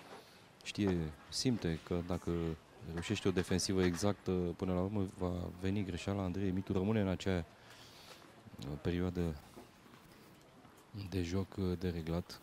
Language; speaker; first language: Romanian; native; Romanian